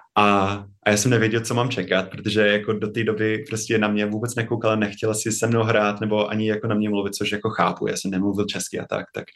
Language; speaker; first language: Czech; non-native, fluent; English